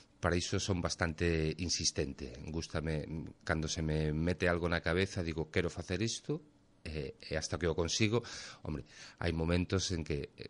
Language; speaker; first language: Galician; native; Galician